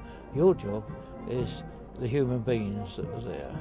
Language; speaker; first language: English; native; English